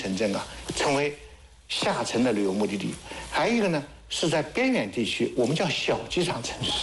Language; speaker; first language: Chinese; native; Chinese